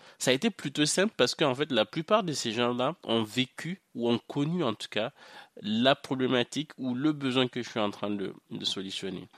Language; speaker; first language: French; non-native, local second language; Hausa